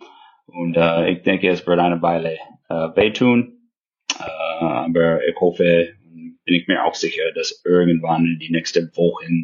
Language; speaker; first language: German; non-native, fluent; English